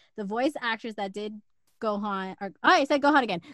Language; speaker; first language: English; native; English